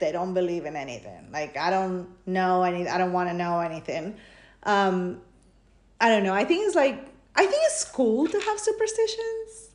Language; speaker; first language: English; non-native, fluent; Spanish